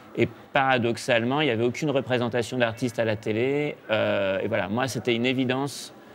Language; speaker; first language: French; native; French